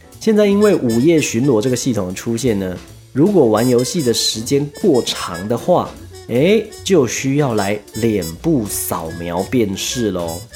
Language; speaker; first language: Chinese; native; Chinese